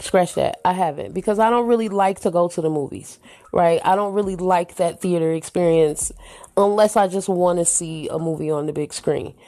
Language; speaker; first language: English; native; English